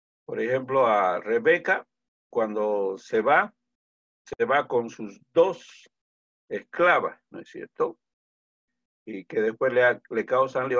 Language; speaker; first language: Spanish; native; Spanish